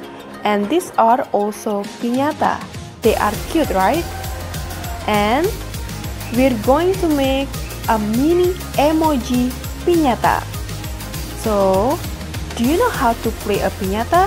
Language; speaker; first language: English; non-native, fluent; Indonesian